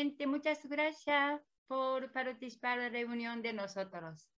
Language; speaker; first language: Spanish; non-native, learner; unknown